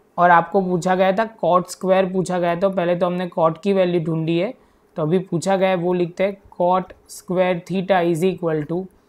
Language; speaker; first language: Hindi; non-native, local second language; Gujarati